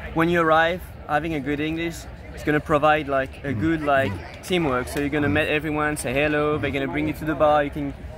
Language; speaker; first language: English; non-native, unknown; French